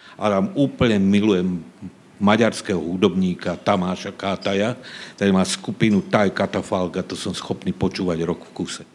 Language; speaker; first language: Slovak; native; Slovak